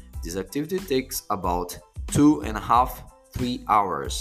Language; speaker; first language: English; non-native, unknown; Portuguese